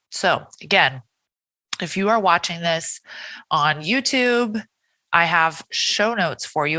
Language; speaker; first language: English; native; English